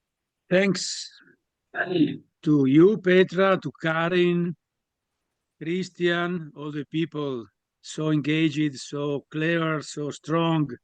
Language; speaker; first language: English; non-native, learner; Italian